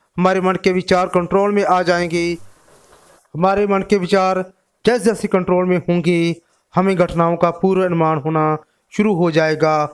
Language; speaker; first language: Hindi; non-native, local second language; Punjabi